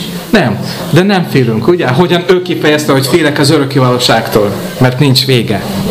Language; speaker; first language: Hungarian; non-native, fluent; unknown